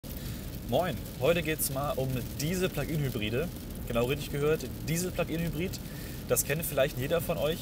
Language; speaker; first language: German; native; German